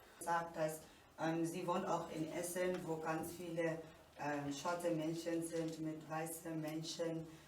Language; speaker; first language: German; non-native, learner; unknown